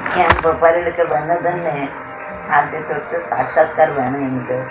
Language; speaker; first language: Malayalam; non-native, local second language; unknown